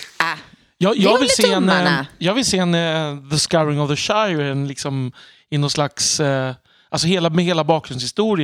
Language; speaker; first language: Swedish; native; Swedish